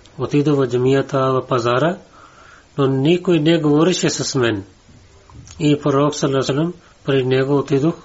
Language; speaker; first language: Bulgarian; non-native, learner; Urdu